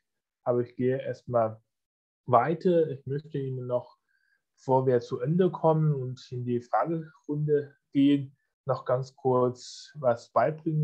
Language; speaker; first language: German; non-native, fluent; Chinese